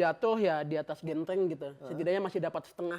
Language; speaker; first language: Indonesian; native; Indonesian